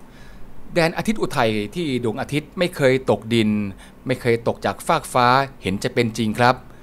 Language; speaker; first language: Thai; native; Thai